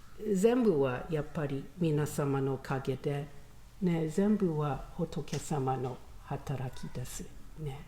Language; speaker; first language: Japanese; non-native, learner; English